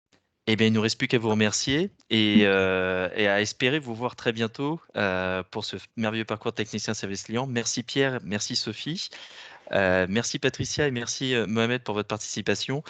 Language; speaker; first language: French; native; French